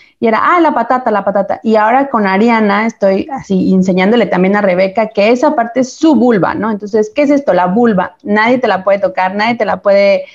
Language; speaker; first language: Spanish; native; Spanish